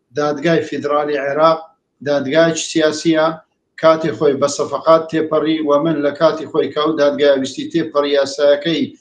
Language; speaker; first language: Central Kurdish; native; Central Kurdish